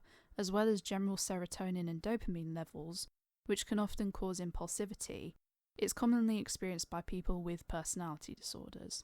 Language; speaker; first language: English; native; English